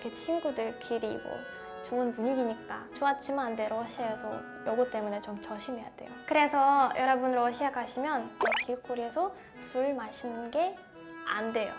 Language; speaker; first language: Korean; non-native, fluent; Russian